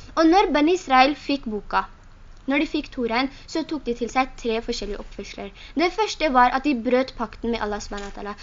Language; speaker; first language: Norwegian; early bilingual, other home language; Urdu